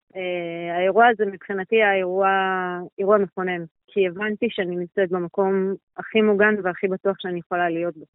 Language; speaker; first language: Hebrew; native; Hebrew